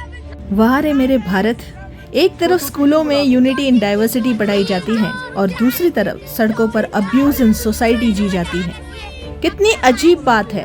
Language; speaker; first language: Hindi; native; Hindi